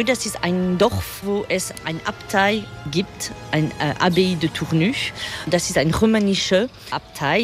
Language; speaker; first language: German; non-native, fluent; French